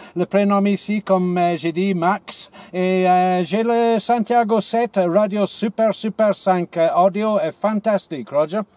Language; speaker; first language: French; non-native, learner; English